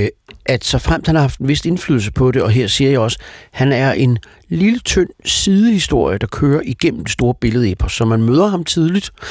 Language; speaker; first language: Danish; native; Danish